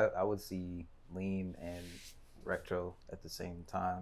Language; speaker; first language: English; native; English